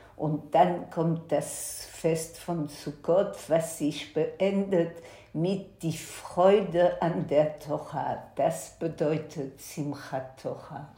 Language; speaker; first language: German; non-native, fluent; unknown